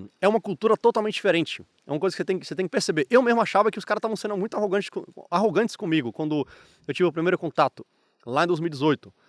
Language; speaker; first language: Portuguese; native; Portuguese